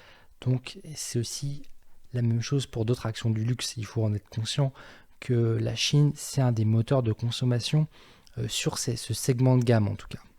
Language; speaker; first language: French; native; French